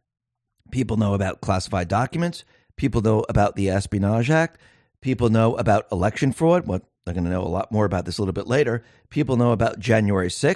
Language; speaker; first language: English; native; English